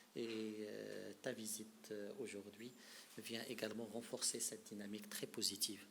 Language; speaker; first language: French; non-native, local second language; Arabic